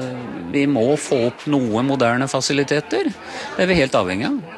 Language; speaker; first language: Norwegian; native; Norwegian